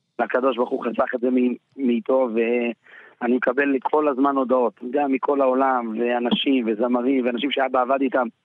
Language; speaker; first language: Hebrew; native; Hebrew